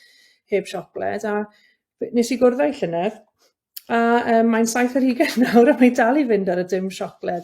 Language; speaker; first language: Welsh; native; Welsh